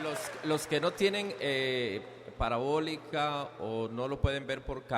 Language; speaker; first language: Spanish; native; Spanish